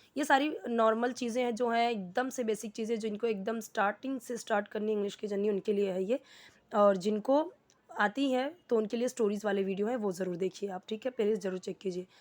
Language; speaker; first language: Hindi; native; Hindi